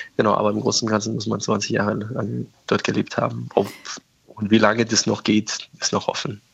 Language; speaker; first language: German; non-native, fluent; Persian